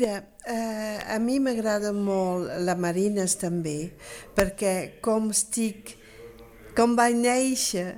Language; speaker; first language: Catalan; early bilingual, heritage; Catalan